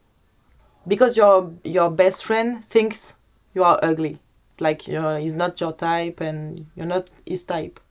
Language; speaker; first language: English; non-native, learner; French